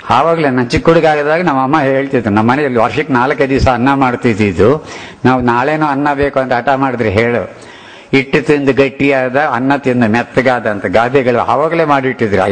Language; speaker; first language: Kannada; non-native, local second language; Telugu